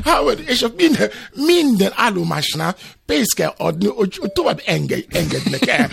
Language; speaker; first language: Hungarian; non-native, fluent; Yoruba